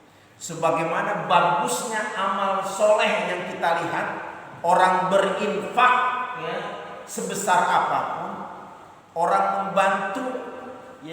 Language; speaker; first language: Indonesian; native; Indonesian